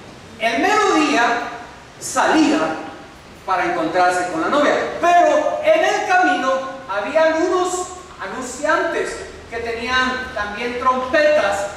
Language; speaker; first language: Spanish; native; Spanish